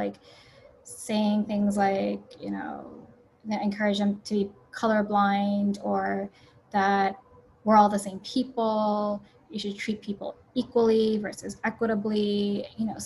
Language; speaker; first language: English; early bilingual, other home language; Cantonese